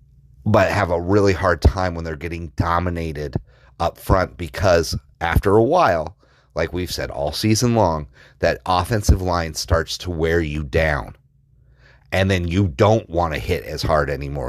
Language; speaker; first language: English; native; English